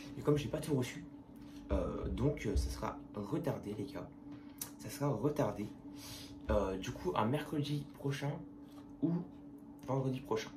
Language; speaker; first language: French; native; French